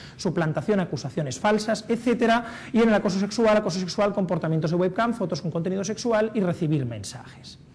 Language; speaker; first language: Spanish; native; Spanish